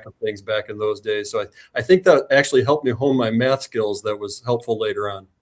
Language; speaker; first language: English; native; English